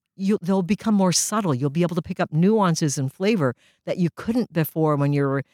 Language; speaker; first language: English; early bilingual, other home language; Japanese